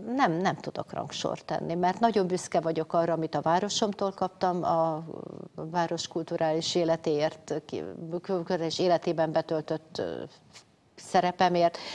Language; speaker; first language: Hungarian; native; Hungarian